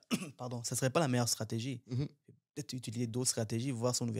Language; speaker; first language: French; native; French